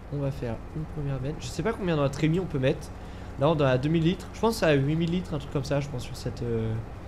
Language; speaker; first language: French; native; French